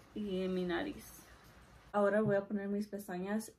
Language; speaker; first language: Spanish; early bilingual, heritage; Spanish